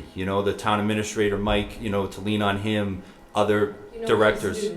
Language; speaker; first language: English; native; English